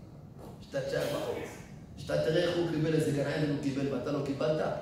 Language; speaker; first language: Hebrew; native; Hebrew